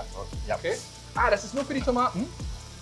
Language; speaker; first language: German; native; German